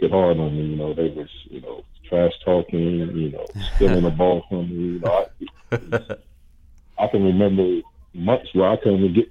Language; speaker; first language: English; native; English